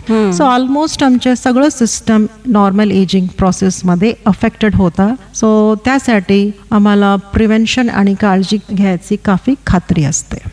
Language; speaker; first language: Marathi; non-native, local second language; Kannada